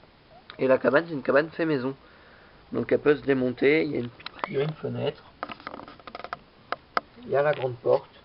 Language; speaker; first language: French; native; French